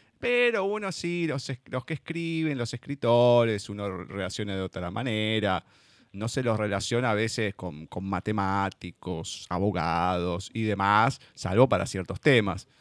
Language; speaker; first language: Spanish; native; Spanish